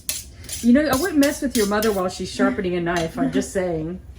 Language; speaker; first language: English; native; English